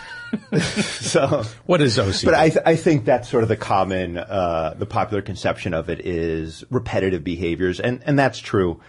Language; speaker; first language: English; native; English